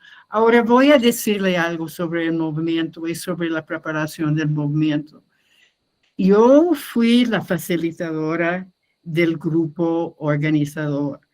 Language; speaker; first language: Spanish; non-native, fluent; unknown